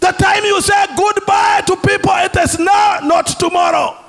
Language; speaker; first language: English; non-native, local second language; Swahili